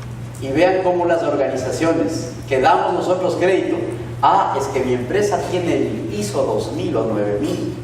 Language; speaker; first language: Spanish; native; Spanish